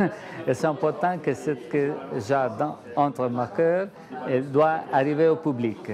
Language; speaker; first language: French; non-native, fluent; Italian